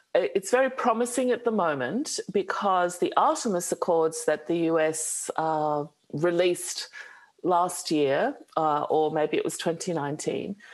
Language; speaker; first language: English; native; English